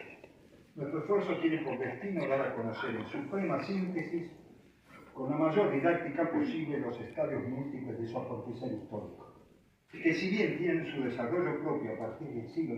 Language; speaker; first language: Spanish; native; Spanish